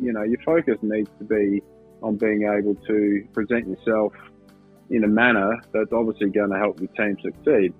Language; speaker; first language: English; native; English